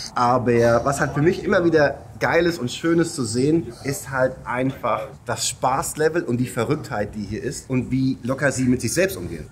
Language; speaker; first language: German; native; German